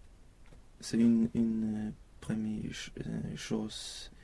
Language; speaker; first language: French; non-native, learner; Swedish